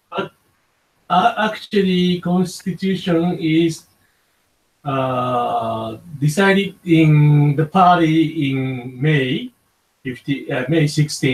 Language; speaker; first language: English; non-native, learner; Japanese